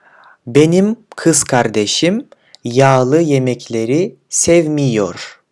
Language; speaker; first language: Turkish; non-native, fluent; Kyrgyz